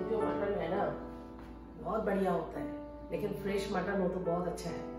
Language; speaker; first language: Hindi; non-native, local second language; Bangla